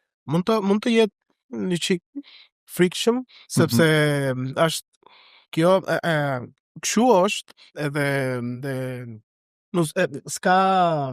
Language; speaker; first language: Albanian; non-native, learner; Spanish